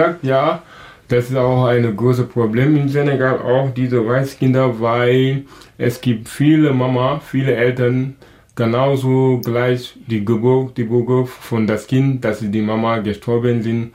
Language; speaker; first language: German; non-native, local second language; Wolof